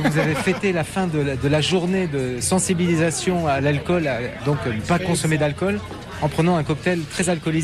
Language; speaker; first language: French; native; French